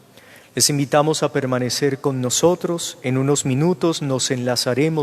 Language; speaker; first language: Spanish; native; Spanish